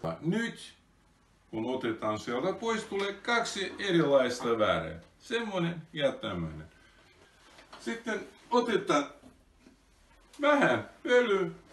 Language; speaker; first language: Finnish; non-native, fluent; Russian